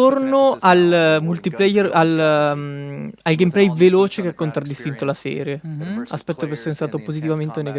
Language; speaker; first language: Italian; native; Italian